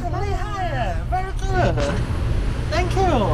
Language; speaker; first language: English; non-native, learner; Chinese